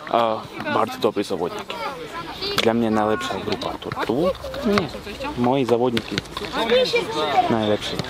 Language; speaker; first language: Polish; non-native, learner; Latvian